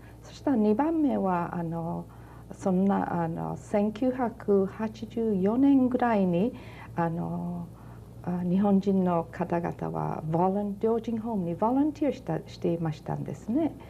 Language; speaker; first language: Japanese; early bilingual, heritage; Japanese